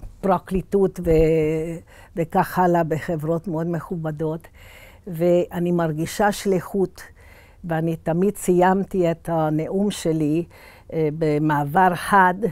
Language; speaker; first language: Hebrew; early bilingual, other home language; Hungarian